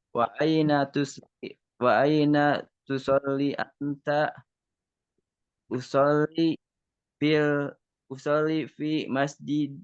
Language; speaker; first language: Arabic; non-native, learner; Indonesian